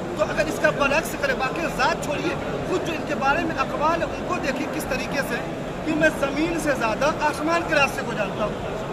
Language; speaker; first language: Urdu; native; Urdu